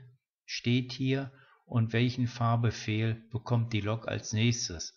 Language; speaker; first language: German; native; German